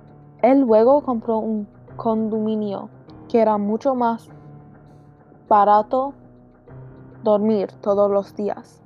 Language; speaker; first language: Spanish; non-native, learner; English